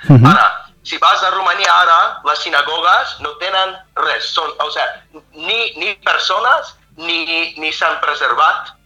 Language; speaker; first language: Catalan; non-native, fluent; English